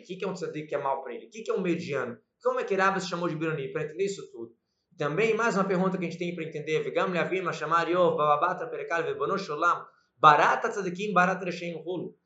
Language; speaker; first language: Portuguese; native; Portuguese